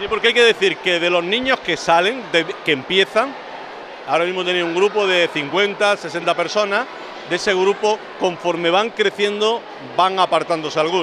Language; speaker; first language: Spanish; native; Spanish